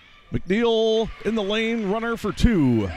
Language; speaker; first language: English; native; English